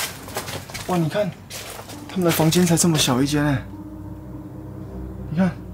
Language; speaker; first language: Chinese; native; Chinese